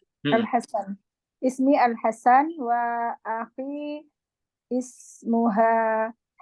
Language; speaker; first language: Arabic; non-native, learner; Indonesian